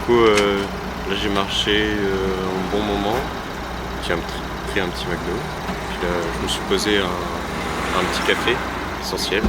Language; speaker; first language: French; native; French